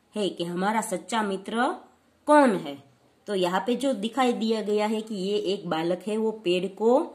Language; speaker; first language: Hindi; non-native, local second language; Gujarati